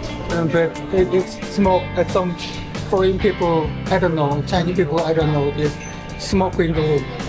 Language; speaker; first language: English; non-native, learner; Korean